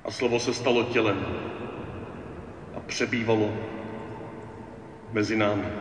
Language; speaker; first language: Czech; native; Czech